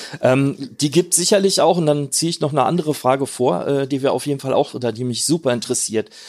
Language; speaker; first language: German; native; German